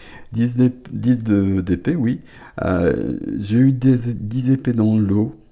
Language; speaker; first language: French; native; French